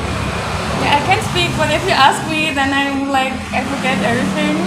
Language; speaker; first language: English; non-native, fluent; Swiss German